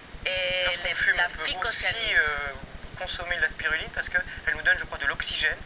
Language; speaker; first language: French; native; French